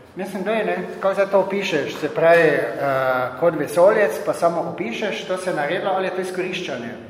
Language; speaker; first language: Slovenian; native; Slovenian